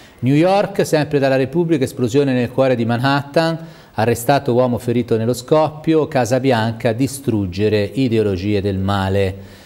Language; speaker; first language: Italian; native; Italian